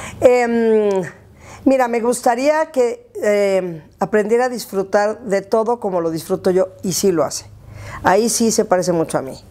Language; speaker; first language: Spanish; native; Spanish